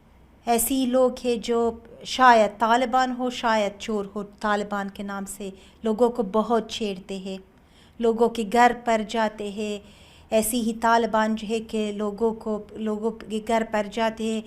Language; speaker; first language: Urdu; non-native, learner; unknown